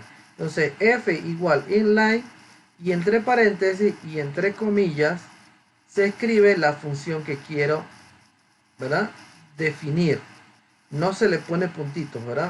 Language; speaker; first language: Spanish; native; Spanish